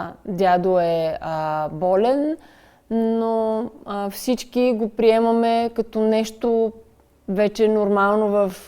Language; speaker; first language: Bulgarian; native; Bulgarian